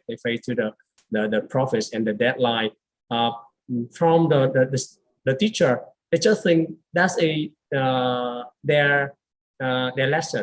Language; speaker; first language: English; non-native, learner; Vietnamese